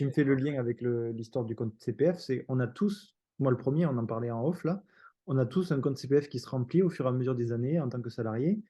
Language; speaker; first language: French; native; French